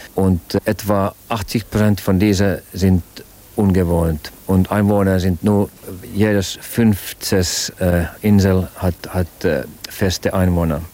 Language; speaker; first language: German; non-native, learner; Finnish